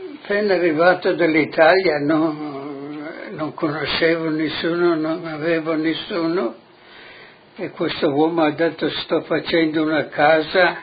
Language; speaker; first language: Italian; non-native, local second language; Friulian